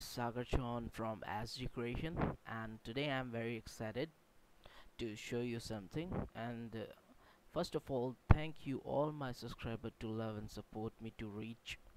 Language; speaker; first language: English; non-native, local second language; Hindi